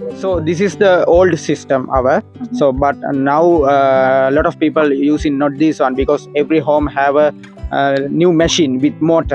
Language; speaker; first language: English; non-native, learner; Sinhala